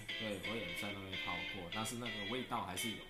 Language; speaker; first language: Chinese; non-native, local second language; Cantonese